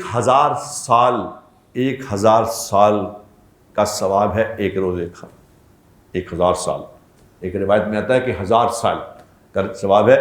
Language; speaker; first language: Urdu; native; Urdu